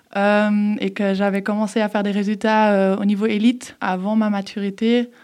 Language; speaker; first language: French; early bilingual, other home language; German